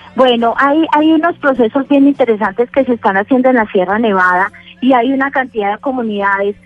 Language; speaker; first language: Spanish; native; Spanish